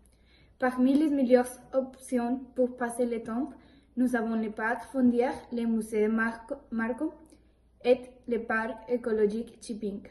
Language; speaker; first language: French; non-native, learner; Spanish